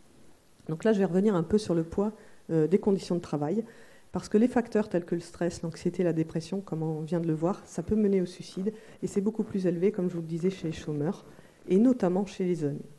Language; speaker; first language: French; native; French